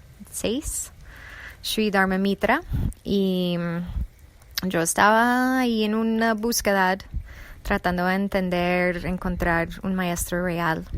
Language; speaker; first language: Spanish; non-native, fluent; English